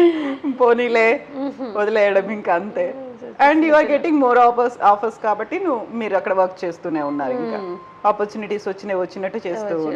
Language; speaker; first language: Telugu; native; Telugu